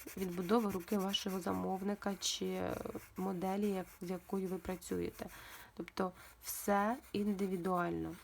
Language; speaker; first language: Ukrainian; non-native, local second language; Russian